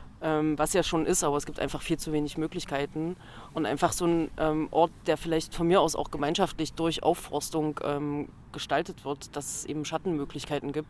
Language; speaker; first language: German; native; German